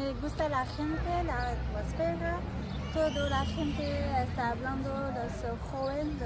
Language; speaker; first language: Spanish; non-native, fluent; French